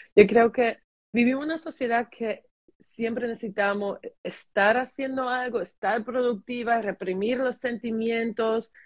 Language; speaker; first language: Spanish; early bilingual, heritage; German